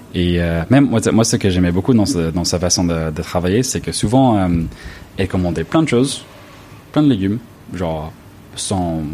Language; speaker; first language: French; non-native, fluent; English